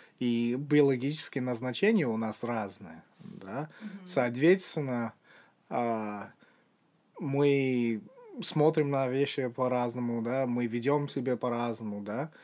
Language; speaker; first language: Russian; non-native, fluent; English